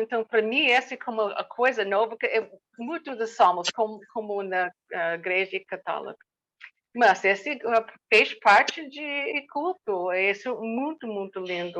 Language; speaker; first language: Portuguese; non-native, learner; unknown